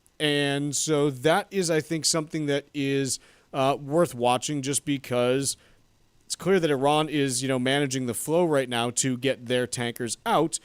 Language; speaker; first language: English; native; English